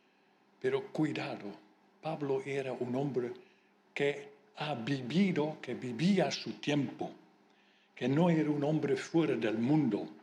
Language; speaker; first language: Spanish; non-native, fluent; Dutch